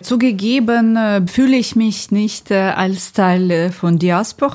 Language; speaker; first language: German; non-native, fluent; Ukrainian